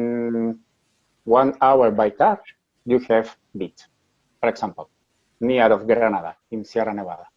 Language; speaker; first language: English; non-native, learner; Spanish